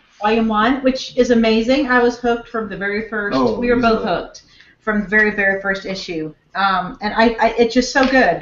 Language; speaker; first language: English; native; English